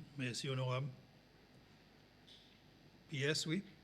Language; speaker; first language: French; non-native, local second language; Seselwa Creole French